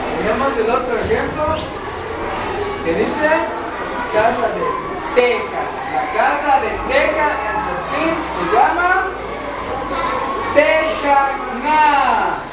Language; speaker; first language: Spanish; non-native, local second language; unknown